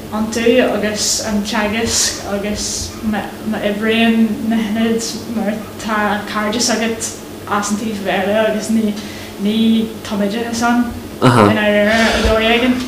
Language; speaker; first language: Irish; non-native, local second language; English